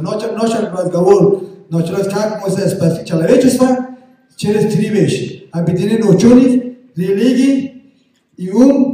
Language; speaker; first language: Russian; non-native, learner; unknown